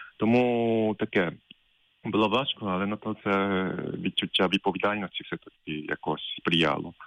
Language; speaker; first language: Ukrainian; non-native, fluent; Japanese